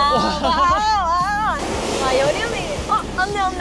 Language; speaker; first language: Korean; non-native, fluent; Japanese